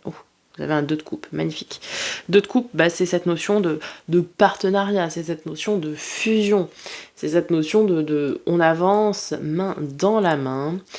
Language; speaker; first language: French; native; French